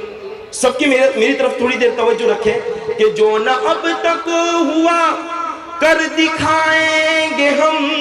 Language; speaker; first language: Hindi; native; Hindi